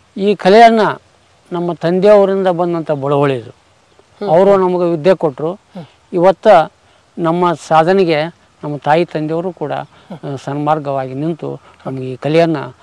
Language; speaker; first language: Kannada; native; Kannada